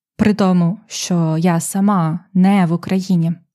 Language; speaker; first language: Ukrainian; native; Ukrainian